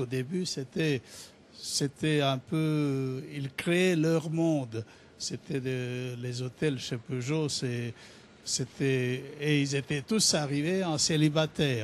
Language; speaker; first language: French; non-native, fluent; Serbian